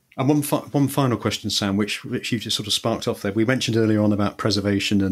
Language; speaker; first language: English; native; English